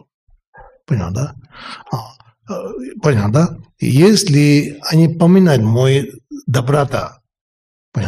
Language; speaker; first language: Russian; non-native, learner; Tibetan